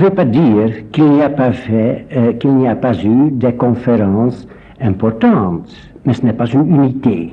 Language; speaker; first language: French; non-native, fluent; Dutch